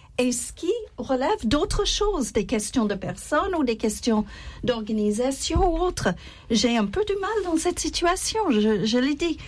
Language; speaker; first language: French; non-native, fluent; English